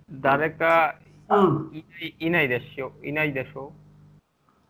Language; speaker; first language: Japanese; non-native, learner; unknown